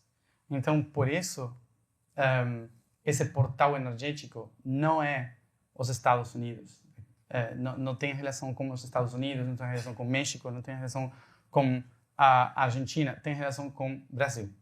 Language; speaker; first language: Portuguese; non-native, fluent; Spanish